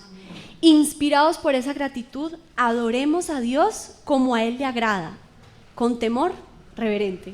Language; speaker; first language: Spanish; native; Spanish